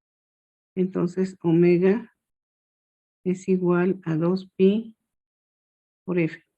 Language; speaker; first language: Spanish; native; Spanish